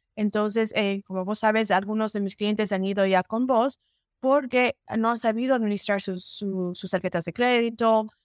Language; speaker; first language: Spanish; native; Spanish